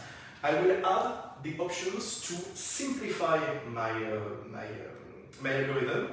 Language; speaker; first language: English; non-native, fluent; French